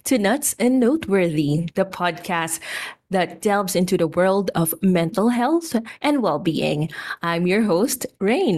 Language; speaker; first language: English; non-native, local second language; Filipino